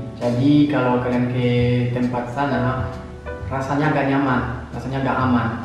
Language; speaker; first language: Indonesian; non-native, fluent; French